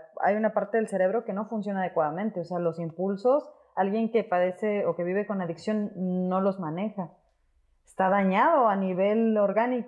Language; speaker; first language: Spanish; native; Spanish